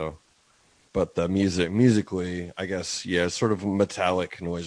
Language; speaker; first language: English; native; English